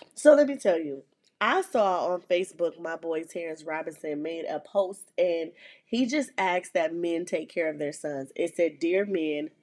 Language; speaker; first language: English; native; English